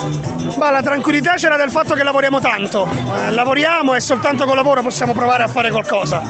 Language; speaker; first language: Italian; native; Italian